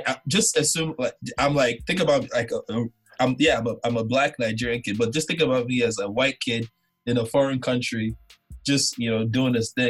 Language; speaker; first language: English; non-native, local second language; Yoruba